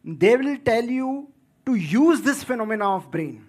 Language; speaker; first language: English; non-native, local second language; Gujarati